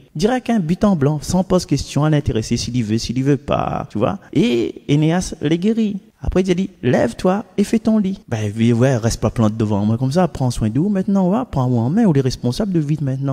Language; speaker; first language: French; non-native, local second language; Réunion Creole French